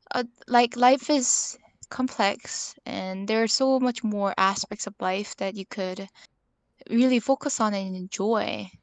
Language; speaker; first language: English; early bilingual, other home language; Korean